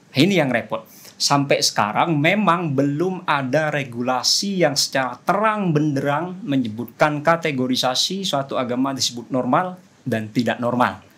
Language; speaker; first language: Indonesian; non-native, local second language; Madurese